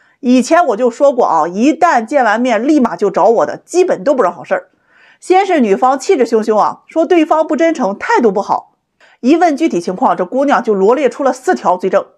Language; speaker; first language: Chinese; native; Chinese